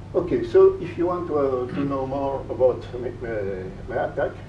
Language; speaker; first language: English; non-native, fluent; French